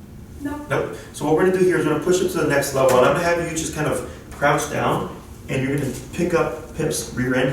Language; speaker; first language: English; native; English